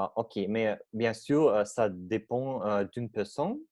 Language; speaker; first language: French; non-native, learner; Russian